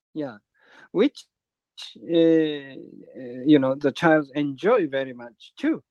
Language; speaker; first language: English; non-native, learner; Japanese